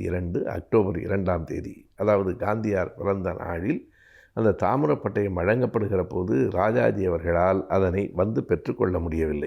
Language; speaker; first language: Tamil; native; Tamil